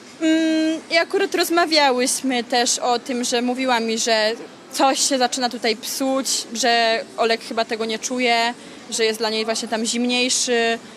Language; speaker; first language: Polish; native; Polish